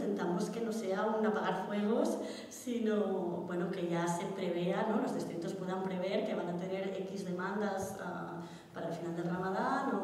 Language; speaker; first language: Spanish; native; Spanish